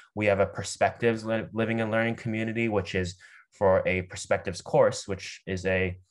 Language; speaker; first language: English; native; English